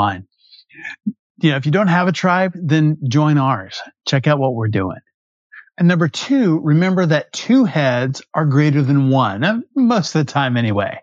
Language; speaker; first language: English; native; English